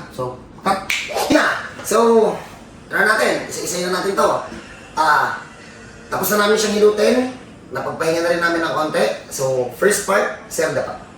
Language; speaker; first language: Filipino; native; Filipino